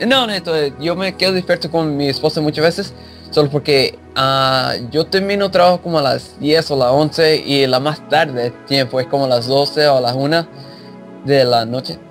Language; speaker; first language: Spanish; early bilingual, heritage; English